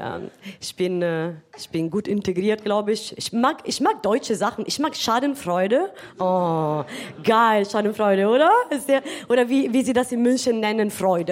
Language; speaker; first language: German; non-native, fluent; Italian